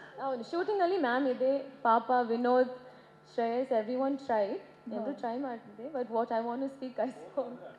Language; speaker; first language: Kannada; non-native, learner; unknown